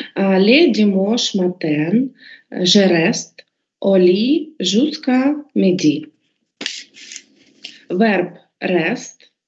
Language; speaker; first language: French; non-native, learner; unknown